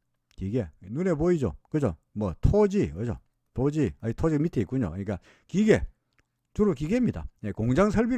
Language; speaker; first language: Korean; native; Korean